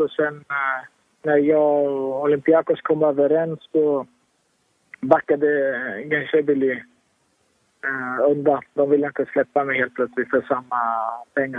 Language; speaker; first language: Swedish; early bilingual, other home language; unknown